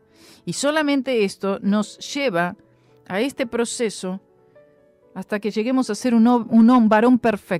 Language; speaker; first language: Spanish; native; Spanish